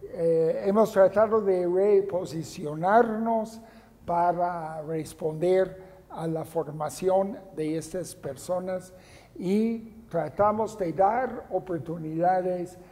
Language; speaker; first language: Spanish; non-native, fluent; English